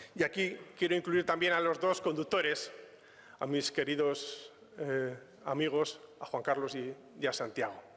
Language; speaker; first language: Spanish; native; Spanish